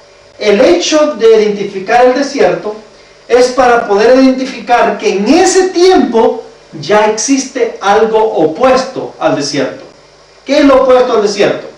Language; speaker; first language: Spanish; native; Spanish